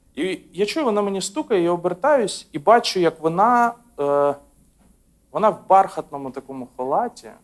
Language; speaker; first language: Ukrainian; non-native, local second language; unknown